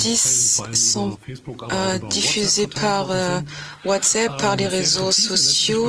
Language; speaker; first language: French; non-native, fluent; German